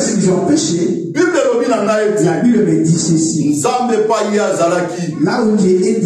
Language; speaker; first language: French; non-native, local second language; Lingala